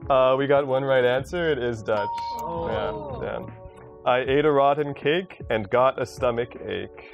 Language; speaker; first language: English; native; English